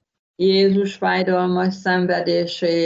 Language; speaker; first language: Hungarian; native; Hungarian